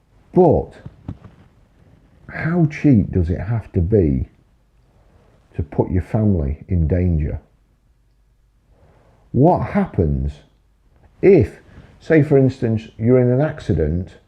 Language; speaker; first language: English; native; English